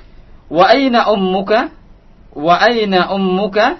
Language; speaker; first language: Arabic; non-native, fluent; Indonesian